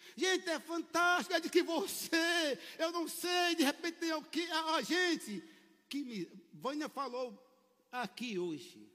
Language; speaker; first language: Portuguese; native; Portuguese